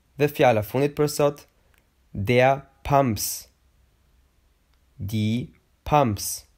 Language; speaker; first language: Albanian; native; Albanian